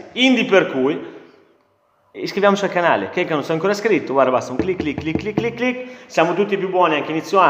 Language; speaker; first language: Italian; native; Italian